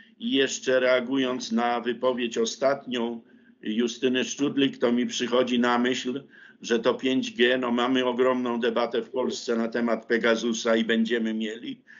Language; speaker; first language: Polish; native; Polish